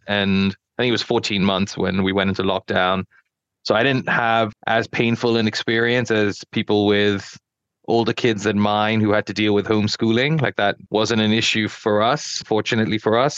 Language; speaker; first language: English; non-native, local second language; Yoruba